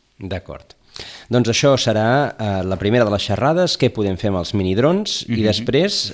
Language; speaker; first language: Catalan; native; Catalan